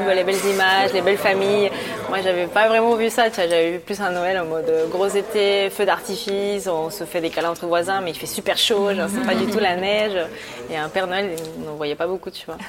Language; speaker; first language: French; early bilingual, other home language; Spanish